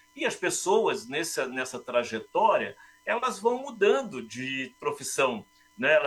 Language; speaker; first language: Portuguese; native; Portuguese